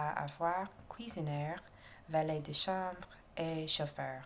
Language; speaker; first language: French; non-native, learner; English